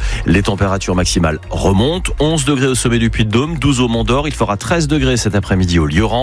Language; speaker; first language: French; native; French